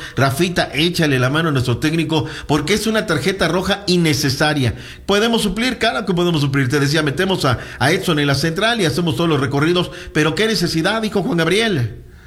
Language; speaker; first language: Spanish; native; Spanish